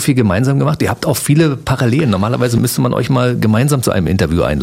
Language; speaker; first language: German; native; German